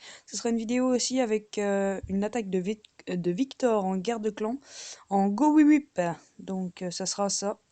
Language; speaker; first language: French; native; French